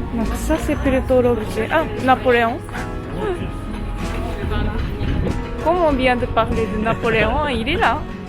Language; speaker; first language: French; non-native, learner; Japanese